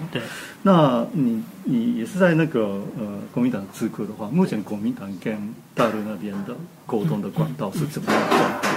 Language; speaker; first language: Chinese; non-native, fluent; Japanese